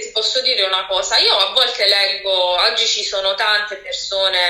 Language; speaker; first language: Italian; native; Italian